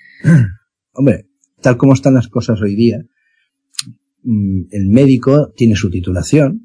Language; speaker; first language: Spanish; native; Spanish